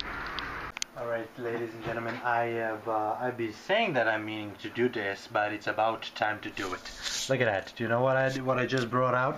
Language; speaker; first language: English; non-native, fluent; Bulgarian